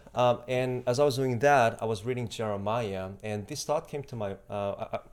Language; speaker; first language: English; non-native, fluent; Spanish